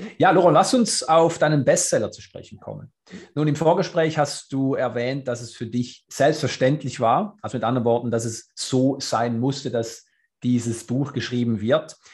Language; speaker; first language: German; native; German